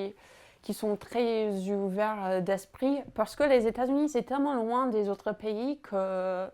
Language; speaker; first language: French; non-native, fluent; English